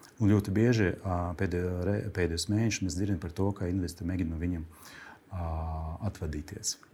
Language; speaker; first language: Latvian; non-native, local second language; Russian